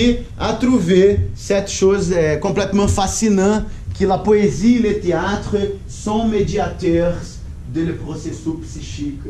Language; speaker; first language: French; non-native, learner; Portuguese